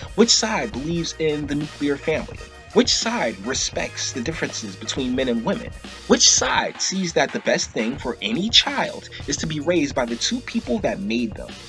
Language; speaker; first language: English; native; English